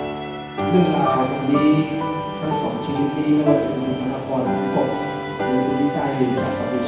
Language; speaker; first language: Thai; native; Thai